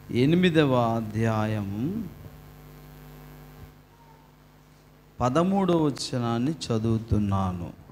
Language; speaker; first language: Telugu; native; Telugu